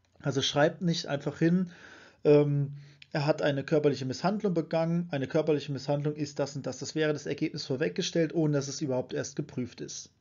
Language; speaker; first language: German; native; German